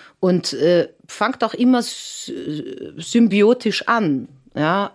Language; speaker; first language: German; early bilingual, other home language; Serbian